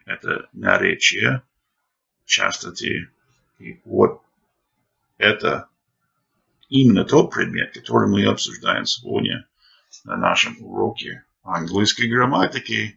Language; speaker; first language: Russian; non-native, fluent; English